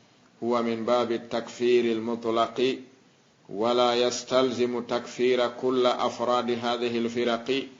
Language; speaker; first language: Arabic; non-native, fluent; Fula